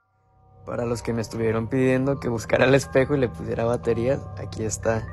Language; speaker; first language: Spanish; native; Spanish